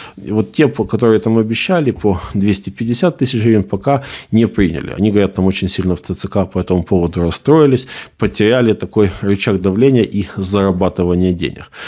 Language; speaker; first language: Russian; native; Russian